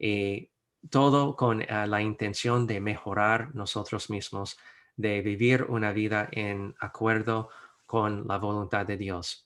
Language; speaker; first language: Spanish; non-native, fluent; English